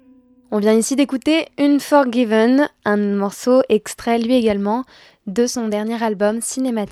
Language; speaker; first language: French; native; French